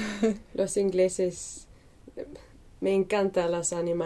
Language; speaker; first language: Spanish; non-native, fluent; English